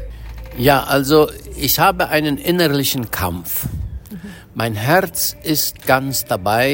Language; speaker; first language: German; early bilingual, heritage; Low German